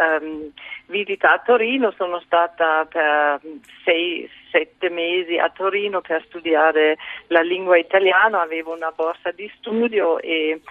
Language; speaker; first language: Italian; non-native, fluent; German